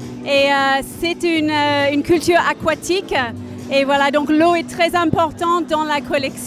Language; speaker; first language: French; non-native, learner; English